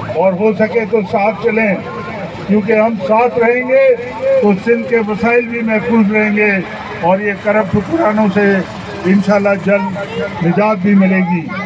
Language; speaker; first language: Urdu; non-native, local second language; Sindhi